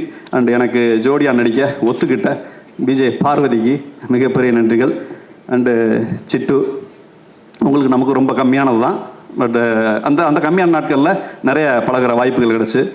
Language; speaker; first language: Tamil; native; Tamil